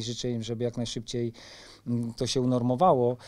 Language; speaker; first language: Polish; native; Polish